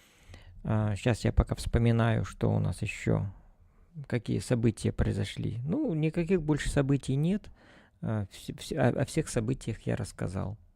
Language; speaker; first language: Russian; native; Russian